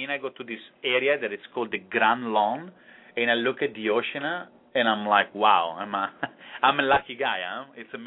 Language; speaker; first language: English; non-native, fluent; Italian